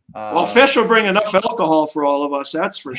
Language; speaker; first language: English; native; English